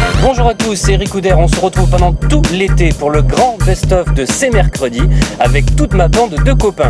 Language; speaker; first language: French; native; French